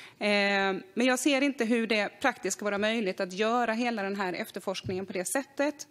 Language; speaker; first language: Swedish; native; Swedish